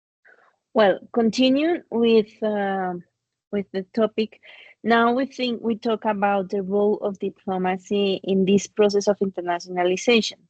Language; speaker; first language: English; non-native, fluent; Spanish